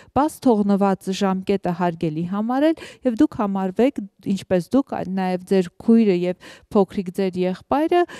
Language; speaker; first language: Armenian; native; Armenian